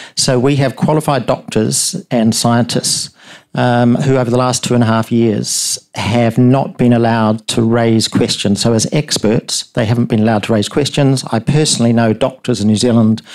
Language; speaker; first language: English; native; English